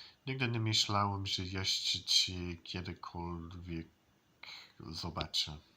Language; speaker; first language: Polish; non-native, learner; English